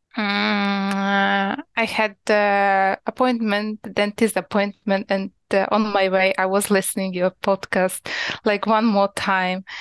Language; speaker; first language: English; non-native, learner; Ukrainian